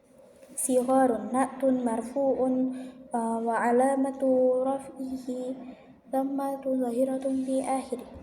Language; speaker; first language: Arabic; non-native, learner; Indonesian